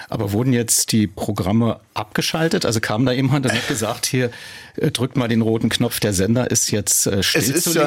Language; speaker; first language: German; native; German